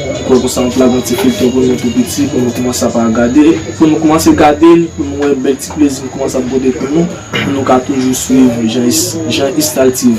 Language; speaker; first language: French; non-native, learner; Haitian Creole